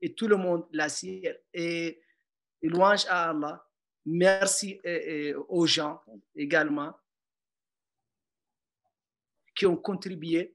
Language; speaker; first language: French; non-native, local second language; Arabic